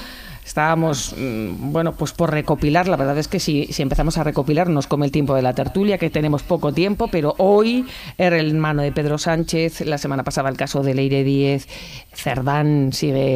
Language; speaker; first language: Spanish; native; Spanish